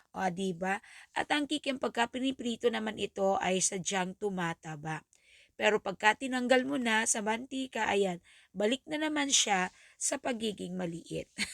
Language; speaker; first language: Filipino; non-native, local second language; Bikol